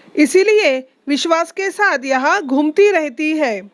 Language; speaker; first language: Hindi; non-native, local second language; Marathi